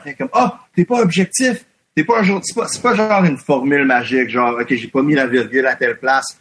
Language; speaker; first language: French; non-native, fluent; English